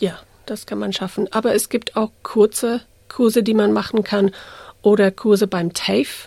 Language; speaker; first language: German; non-native, fluent; English